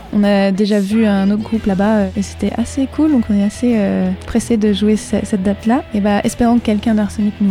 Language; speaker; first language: French; native; French